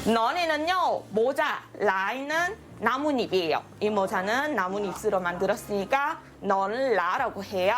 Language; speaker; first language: Korean; non-native, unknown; Vietnamese